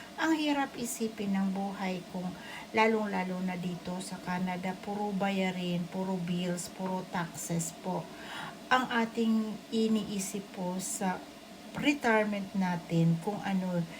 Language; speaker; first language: Filipino; non-native, local second language; Bikol